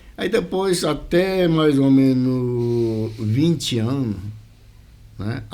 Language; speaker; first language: Portuguese; early bilingual, other home language; Japanese